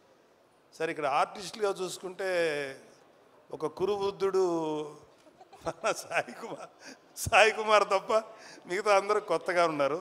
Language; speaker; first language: Telugu; native; Telugu